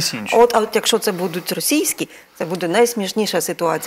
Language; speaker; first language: Ukrainian; native; Ukrainian